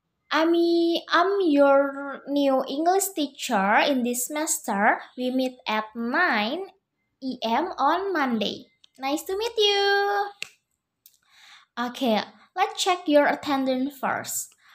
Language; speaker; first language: English; non-native, learner; Indonesian